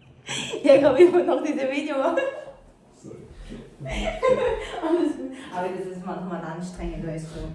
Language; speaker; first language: German; non-native, learner; Mongolian